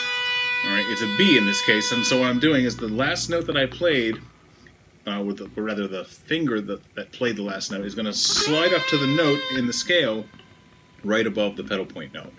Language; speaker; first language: English; native; English